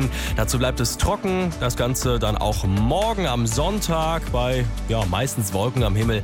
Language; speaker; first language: German; native; German